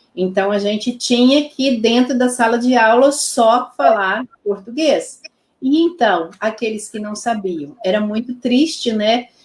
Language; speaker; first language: Portuguese; non-native, local second language; Low German